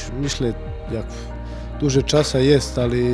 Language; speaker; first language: Polish; non-native, learner; Croatian